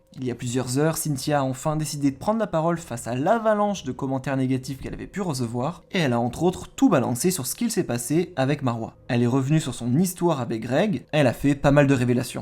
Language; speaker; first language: French; native; French